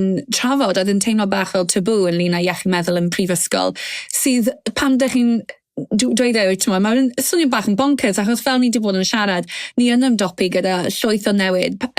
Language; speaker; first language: Welsh; native; Welsh